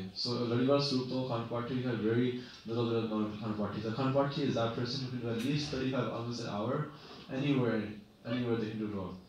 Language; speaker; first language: English; early bilingual, other home language; Punjabi